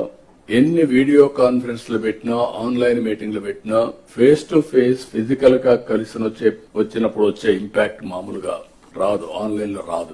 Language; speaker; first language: Telugu; native; Telugu